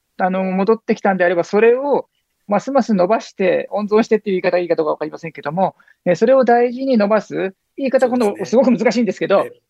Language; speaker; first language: Japanese; native; Japanese